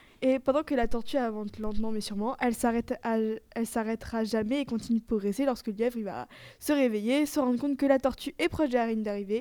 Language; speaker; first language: French; native; French